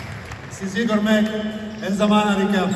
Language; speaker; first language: Turkish; non-native, learner; Italian